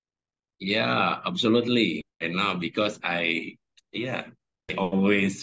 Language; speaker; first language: English; non-native, fluent; Indonesian